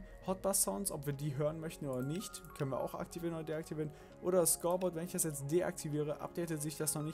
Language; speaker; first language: German; native; German